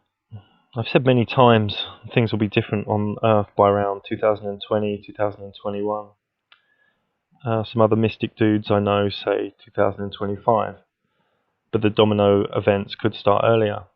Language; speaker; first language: English; native; English